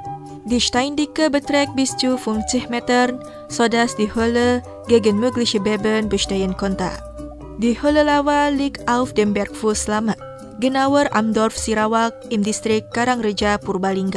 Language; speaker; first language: German; non-native, fluent; Indonesian